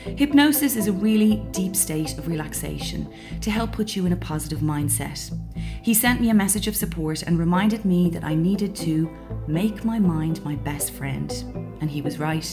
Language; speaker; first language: English; native; English